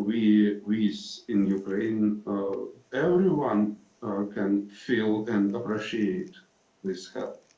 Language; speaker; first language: English; non-native, fluent; Ukrainian